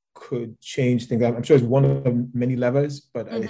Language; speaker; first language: English; non-native, local second language; Yoruba